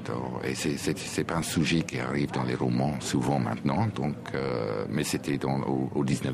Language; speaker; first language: French; non-native, fluent; English